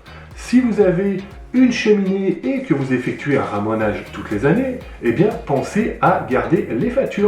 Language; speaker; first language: French; native; French